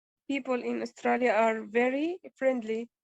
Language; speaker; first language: English; non-native, learner; Arabic